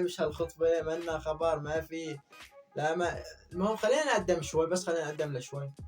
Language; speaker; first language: Arabic; native; Arabic